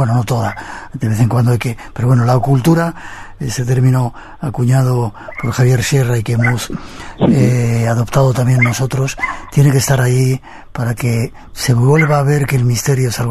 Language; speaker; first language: Spanish; native; Spanish